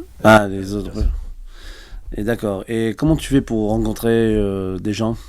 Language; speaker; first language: French; native; French